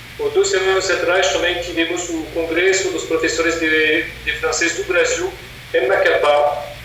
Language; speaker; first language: Portuguese; non-native, fluent; French